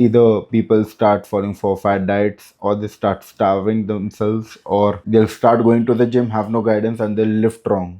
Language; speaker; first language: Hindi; non-native, local second language; Bangla